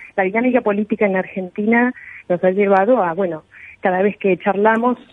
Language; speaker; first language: Spanish; native; Spanish